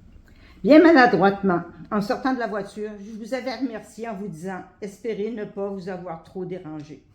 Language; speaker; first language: French; native; French